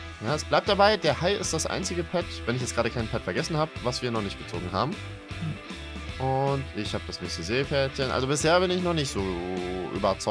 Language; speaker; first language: German; native; German